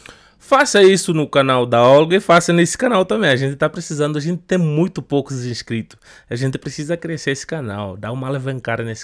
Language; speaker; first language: Portuguese; non-native, fluent; Upper Guinea Crioulo